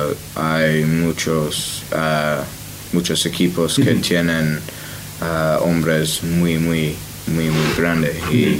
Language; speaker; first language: Spanish; non-native, learner; English